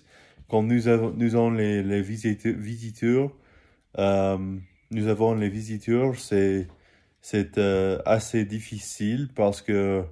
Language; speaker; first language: French; non-native, learner; English